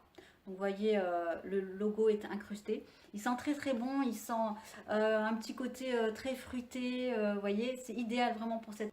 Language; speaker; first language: French; native; French